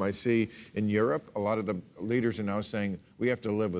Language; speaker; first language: English; native; English